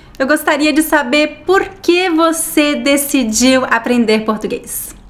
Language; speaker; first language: Portuguese; native; Portuguese